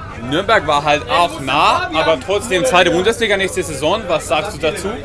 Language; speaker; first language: German; non-native, fluent; Hungarian